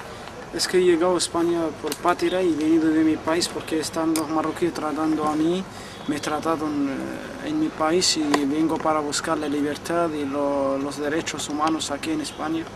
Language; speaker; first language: Spanish; non-native, learner; Arabic